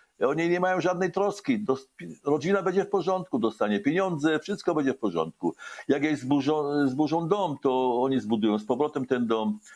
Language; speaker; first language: Polish; early bilingual, heritage; Hebrew